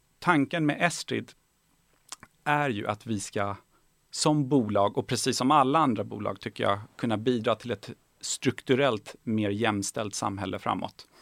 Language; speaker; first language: Swedish; early bilingual, other home language; Persian